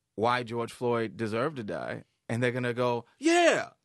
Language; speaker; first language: English; native; English